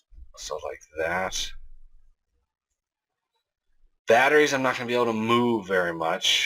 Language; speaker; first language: English; native; English